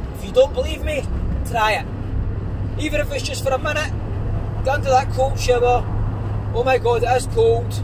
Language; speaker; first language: English; native; English